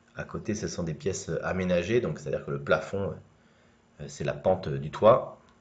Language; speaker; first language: French; native; French